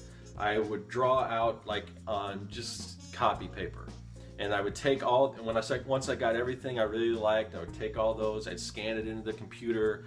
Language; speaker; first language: English; native; English